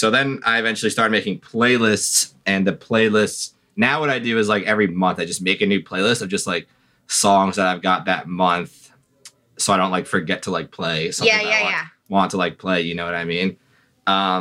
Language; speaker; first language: English; native; English